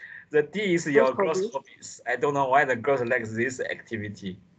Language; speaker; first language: English; non-native, local second language; Chinese